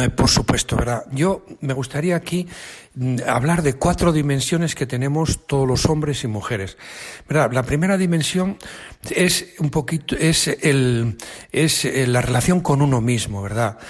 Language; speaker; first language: Spanish; native; Spanish